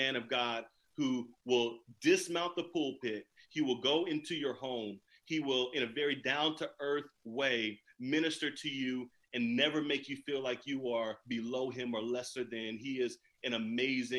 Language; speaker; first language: English; native; English